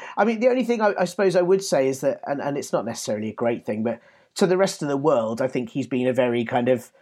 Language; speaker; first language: English; native; English